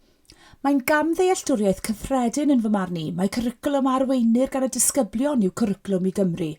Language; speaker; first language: Welsh; native; Welsh